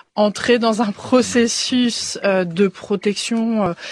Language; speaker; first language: French; native; French